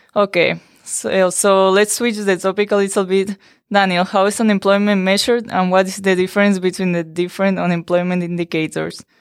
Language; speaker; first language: English; non-native, fluent; Spanish